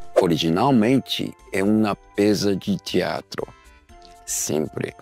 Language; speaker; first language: Portuguese; non-native, learner; Spanish